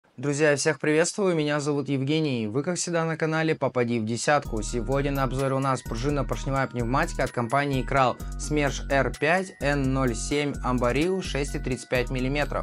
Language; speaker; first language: Russian; native; Russian